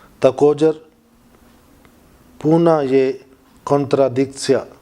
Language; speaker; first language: Bosnian; non-native, learner; Urdu